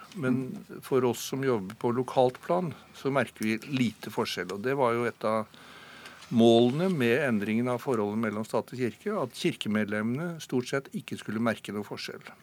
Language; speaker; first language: Norwegian; native; Norwegian